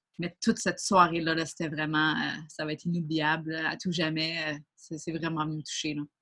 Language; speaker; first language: French; native; French